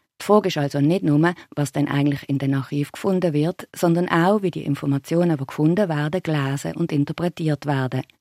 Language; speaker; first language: German; native; German